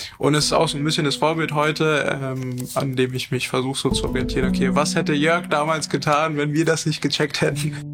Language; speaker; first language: German; early bilingual, other home language; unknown